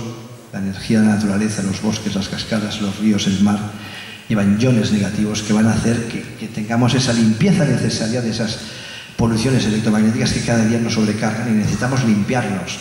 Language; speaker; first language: Spanish; native; Spanish